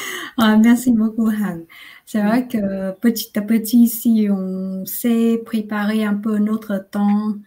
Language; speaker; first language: French; non-native, fluent; Vietnamese